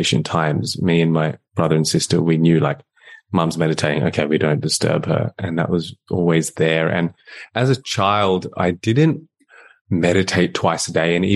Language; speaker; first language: English; native; English